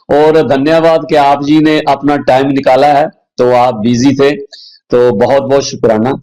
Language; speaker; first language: Hindi; non-native, local second language; Punjabi